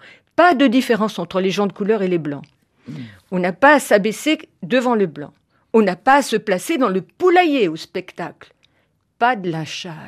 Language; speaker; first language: French; native; French